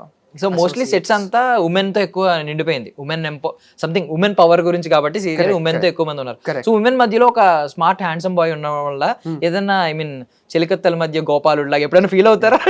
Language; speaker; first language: Telugu; native; Telugu